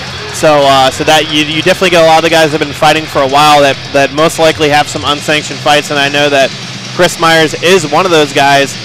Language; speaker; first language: English; native; English